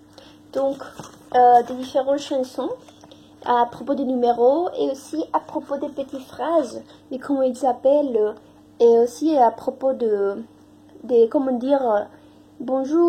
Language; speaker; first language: French; non-native, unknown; Spanish